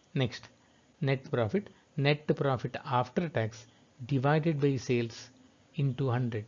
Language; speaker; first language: English; non-native, local second language; Kannada